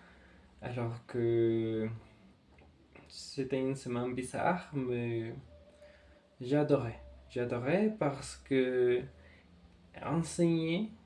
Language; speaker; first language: French; non-native, fluent; Spanish